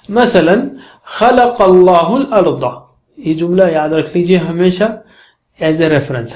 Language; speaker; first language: Urdu; native; Urdu